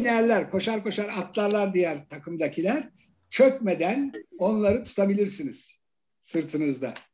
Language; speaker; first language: Turkish; native; Turkish